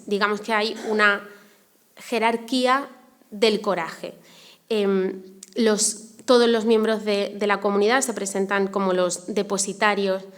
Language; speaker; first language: Spanish; native; Spanish